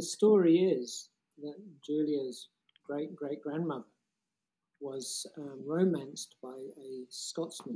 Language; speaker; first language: English; native; English